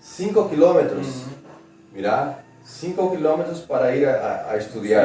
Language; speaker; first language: Spanish; non-native, fluent; Portuguese